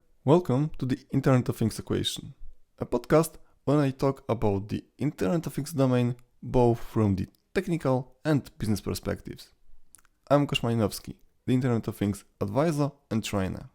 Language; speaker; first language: English; non-native, fluent; Polish